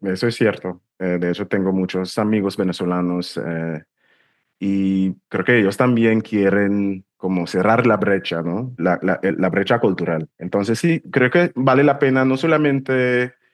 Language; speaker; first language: Spanish; non-native, fluent; English